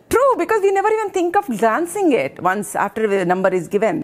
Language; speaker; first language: English; non-native, local second language; Telugu